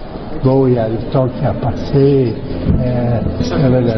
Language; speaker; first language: French; non-native, fluent; Hungarian